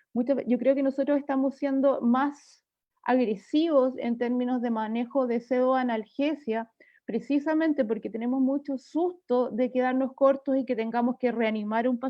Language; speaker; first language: Spanish; native; Spanish